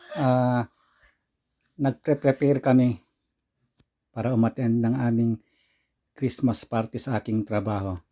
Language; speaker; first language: Filipino; native; Filipino